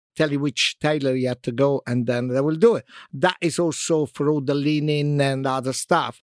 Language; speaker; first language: English; non-native, fluent; Italian